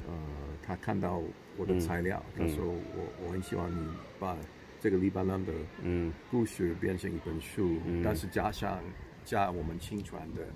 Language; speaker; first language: Chinese; non-native, fluent; English